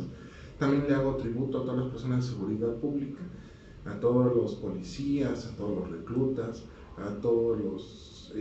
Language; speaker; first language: Spanish; native; Spanish